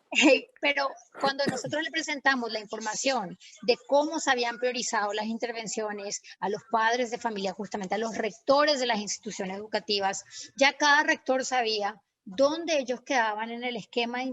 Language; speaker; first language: Spanish; native; Spanish